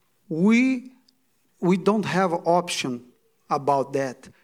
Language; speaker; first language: English; non-native, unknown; Portuguese